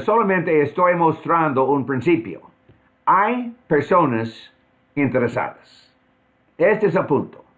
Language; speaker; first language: Spanish; non-native, fluent; English